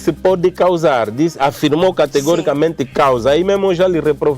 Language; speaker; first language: Portuguese; native; Portuguese